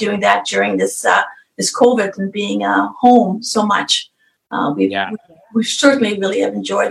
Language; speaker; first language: English; native; English